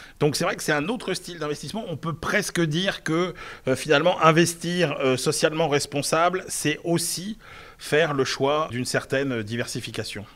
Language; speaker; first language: French; native; French